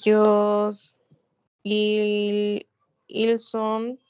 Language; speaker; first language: French; non-native, learner; Spanish